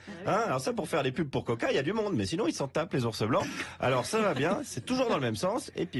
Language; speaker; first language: French; native; French